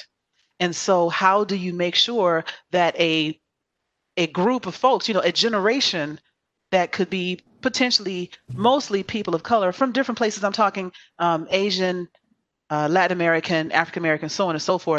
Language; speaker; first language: English; native; English